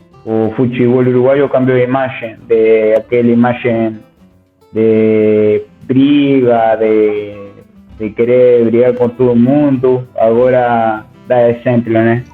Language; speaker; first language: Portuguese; non-native, learner; Spanish